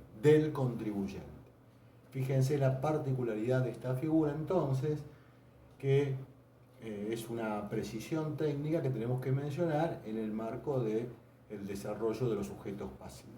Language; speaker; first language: Spanish; native; Spanish